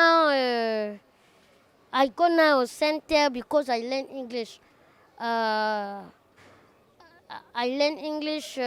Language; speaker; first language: English; non-native, learner; Lingala